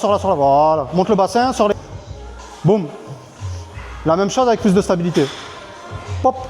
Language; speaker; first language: French; native; French